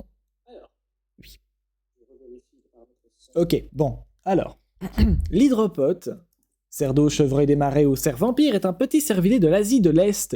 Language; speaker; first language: French; native; French